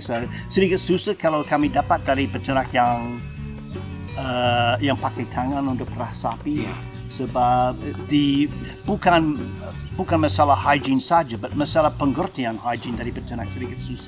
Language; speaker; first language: Indonesian; non-native, fluent; English